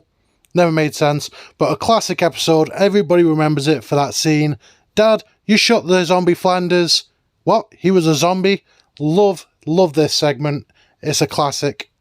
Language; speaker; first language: English; native; English